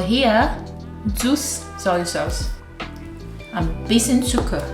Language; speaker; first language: German; non-native, learner; Chinese